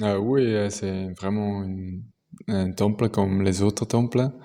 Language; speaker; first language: French; non-native, local second language; German